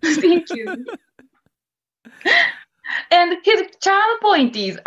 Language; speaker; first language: English; non-native, learner; Japanese